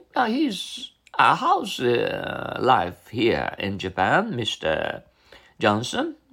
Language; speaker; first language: English; non-native, learner; Japanese